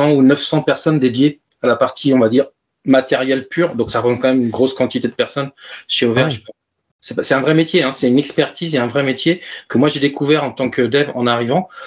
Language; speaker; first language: French; native; French